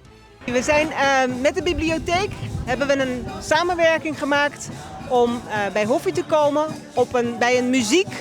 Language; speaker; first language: Dutch; non-native, local second language; Papiamento